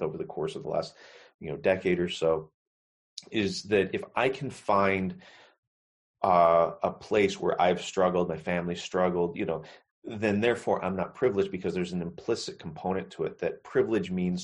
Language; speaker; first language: English; native; English